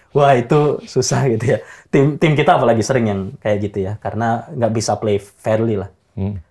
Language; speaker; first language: Indonesian; native; Indonesian